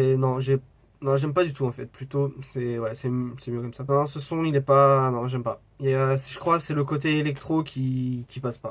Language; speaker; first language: French; native; French